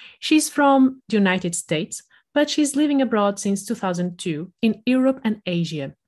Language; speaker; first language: English; non-native, fluent; Spanish